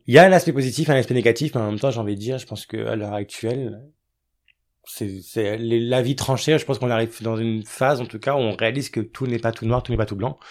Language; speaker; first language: French; early bilingual, other home language; Arabic